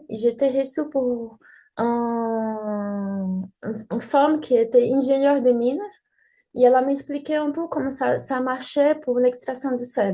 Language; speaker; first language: French; non-native, fluent; Portuguese